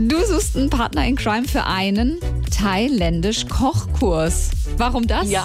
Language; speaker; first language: German; native; German